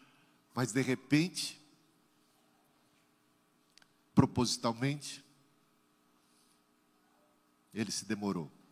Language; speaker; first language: Portuguese; native; Portuguese